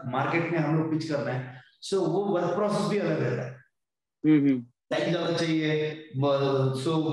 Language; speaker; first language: Hindi; non-native, local second language; Kannada